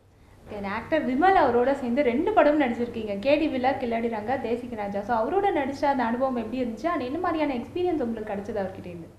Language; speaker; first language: Tamil; native; Tamil